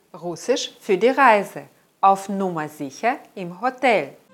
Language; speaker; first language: German; non-native, fluent; Russian